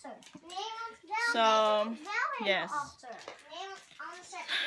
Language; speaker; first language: Dutch; native; Dutch